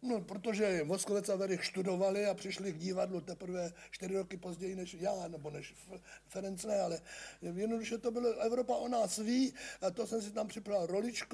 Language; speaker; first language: Czech; native; Czech